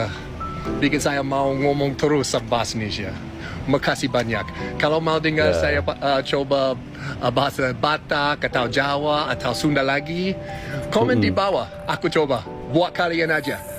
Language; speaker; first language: Indonesian; non-native, fluent; English